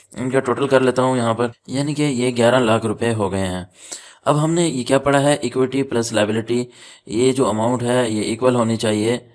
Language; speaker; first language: Urdu; native; Urdu